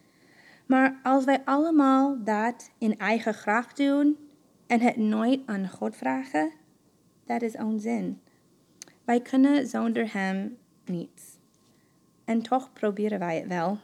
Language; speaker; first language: Dutch; non-native, fluent; English